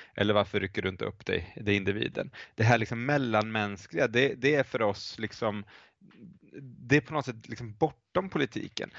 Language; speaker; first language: Swedish; native; Swedish